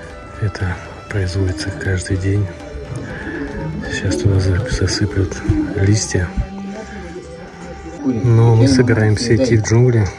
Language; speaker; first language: Russian; native; Russian